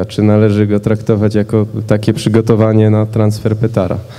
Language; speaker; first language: Polish; native; Polish